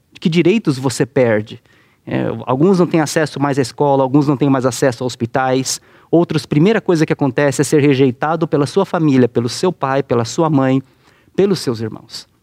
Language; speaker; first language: Portuguese; native; Portuguese